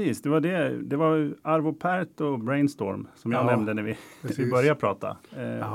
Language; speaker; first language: Swedish; native; Swedish